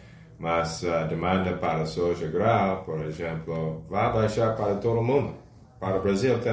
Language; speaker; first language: Portuguese; non-native, fluent; English